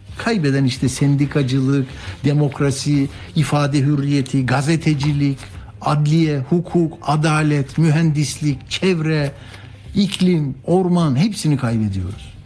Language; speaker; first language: Turkish; native; Turkish